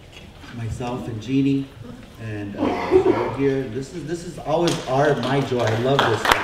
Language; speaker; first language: English; native; English